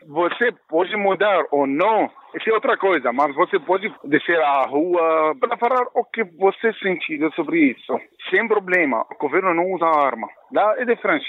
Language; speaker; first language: Portuguese; non-native, learner; Arabic